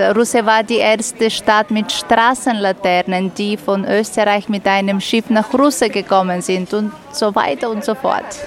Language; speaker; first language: German; non-native, fluent; Bulgarian